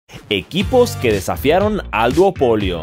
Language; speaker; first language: Spanish; native; Spanish